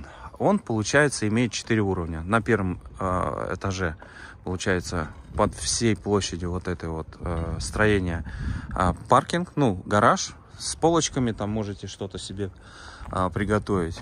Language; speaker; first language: Russian; native; Russian